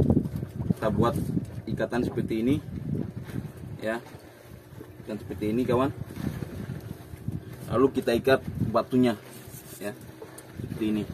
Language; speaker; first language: Indonesian; native; Indonesian